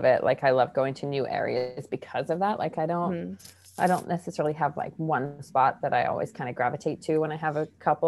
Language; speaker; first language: English; native; English